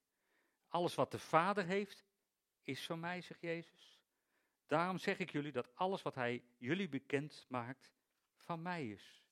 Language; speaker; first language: Dutch; native; Dutch